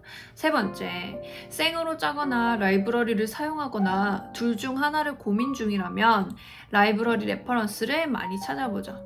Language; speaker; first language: Korean; native; Korean